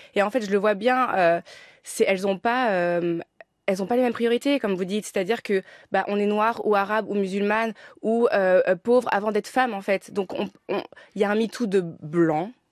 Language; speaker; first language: French; native; French